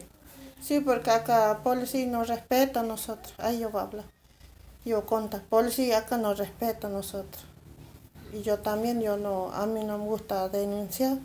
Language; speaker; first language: Spanish; non-native, local second language; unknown